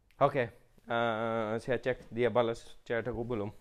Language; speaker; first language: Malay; non-native, fluent; Urdu